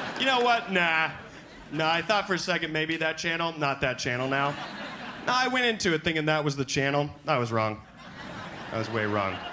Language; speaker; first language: English; native; English